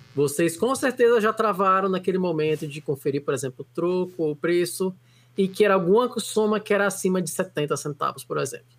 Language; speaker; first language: Portuguese; native; Portuguese